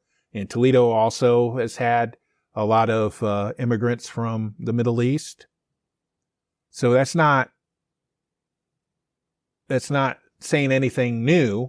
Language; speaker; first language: English; native; English